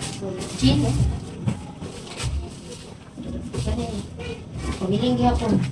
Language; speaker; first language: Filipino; non-native, local second language; Cebuano